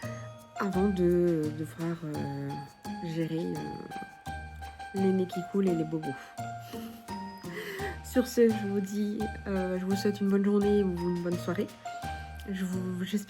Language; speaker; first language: French; native; French